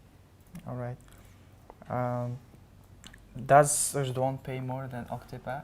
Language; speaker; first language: English; non-native, learner; Uzbek